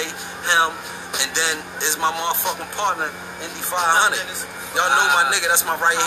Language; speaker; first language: English; native; English